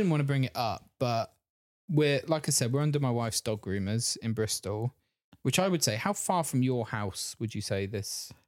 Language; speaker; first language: English; native; English